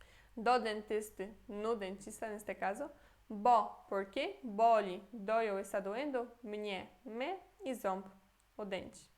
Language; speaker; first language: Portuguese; non-native, fluent; Polish